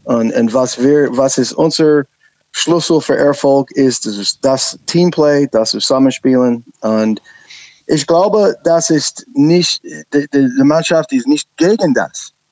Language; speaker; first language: German; non-native, learner; English